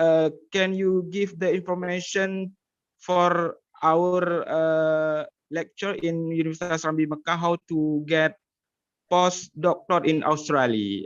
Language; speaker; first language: English; non-native, learner; Indonesian